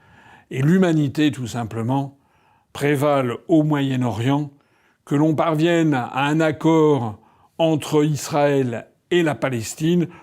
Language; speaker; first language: French; native; French